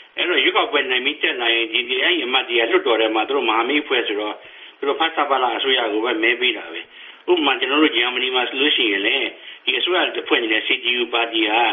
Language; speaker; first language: Burmese; native; Burmese